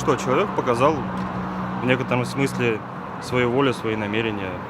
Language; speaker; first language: Russian; native; Russian